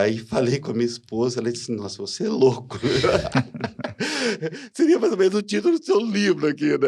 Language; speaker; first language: Portuguese; native; Portuguese